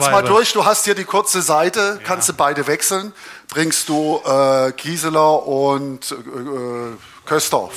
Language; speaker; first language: German; native; German